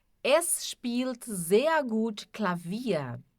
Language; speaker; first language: German; non-native, fluent; Portuguese